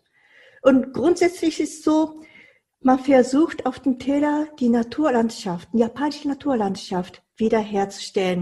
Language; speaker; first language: German; non-native, fluent; Japanese